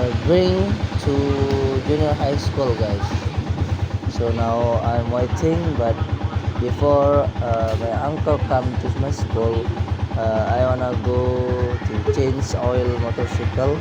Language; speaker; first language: English; non-native, learner; Indonesian